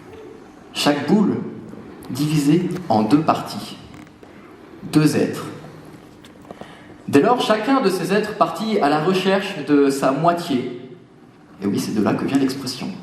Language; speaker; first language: French; native; French